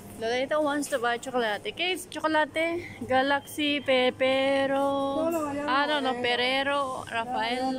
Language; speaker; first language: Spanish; non-native, learner; Filipino